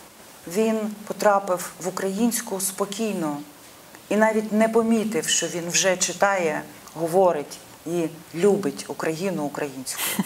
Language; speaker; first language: Ukrainian; non-native, local second language; Russian